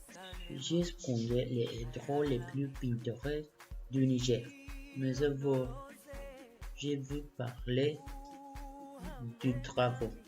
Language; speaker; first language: French; non-native, learner; Spanish